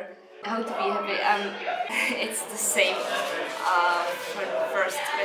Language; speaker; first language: English; non-native, fluent; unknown